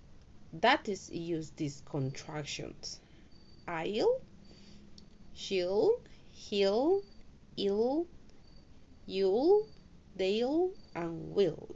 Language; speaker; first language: English; non-native, learner; Spanish